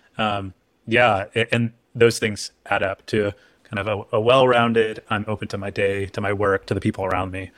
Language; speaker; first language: English; native; English